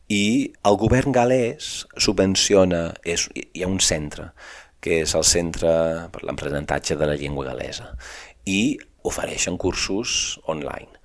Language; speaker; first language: Catalan; non-native, fluent; English